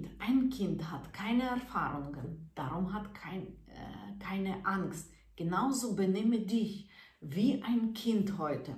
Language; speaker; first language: German; non-native, fluent; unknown